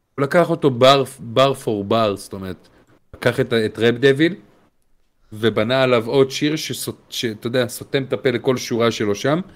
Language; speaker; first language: Hebrew; native; Hebrew